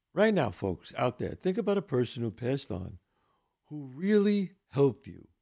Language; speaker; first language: English; early bilingual, other home language; Italian